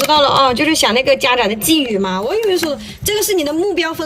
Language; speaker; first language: Chinese; native; Chinese